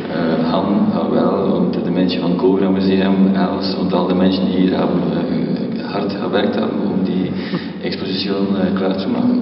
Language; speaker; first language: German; non-native, learner; Dutch